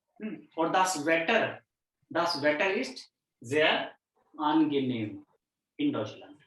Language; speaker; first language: German; non-native, fluent; Hindi